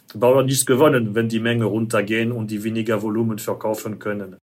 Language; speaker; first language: German; non-native, fluent; French